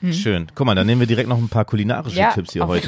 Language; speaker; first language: German; native; German